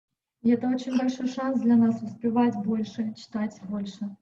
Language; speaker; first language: Russian; native; Russian